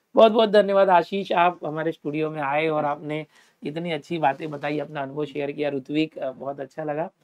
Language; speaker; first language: Hindi; non-native, local second language; Marathi